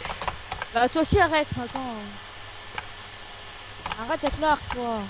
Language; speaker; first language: French; native; French